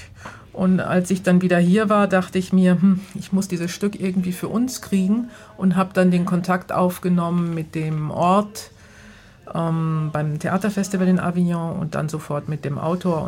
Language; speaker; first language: German; native; German